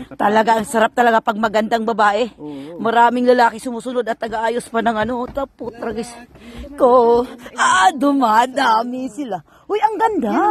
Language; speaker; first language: Filipino; non-native, local second language; Cebuano